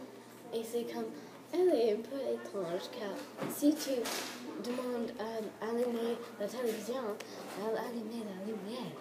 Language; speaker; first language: French; non-native, learner; English